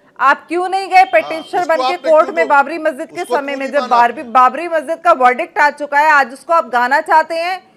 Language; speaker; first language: Hindi; native; Hindi